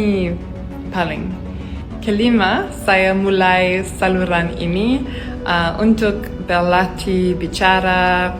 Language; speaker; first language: Indonesian; non-native, learner; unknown